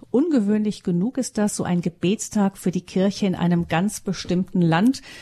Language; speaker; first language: German; native; German